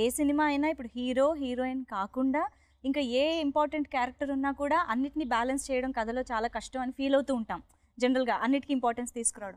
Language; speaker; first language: Telugu; native; Telugu